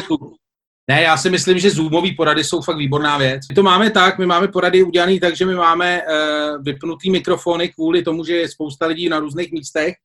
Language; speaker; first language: Czech; native; Czech